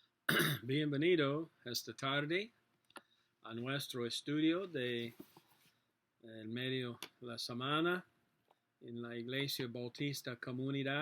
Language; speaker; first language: Spanish; non-native, learner; English